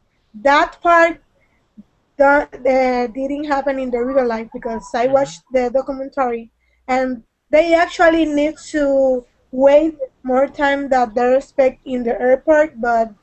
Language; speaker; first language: English; non-native, learner; Spanish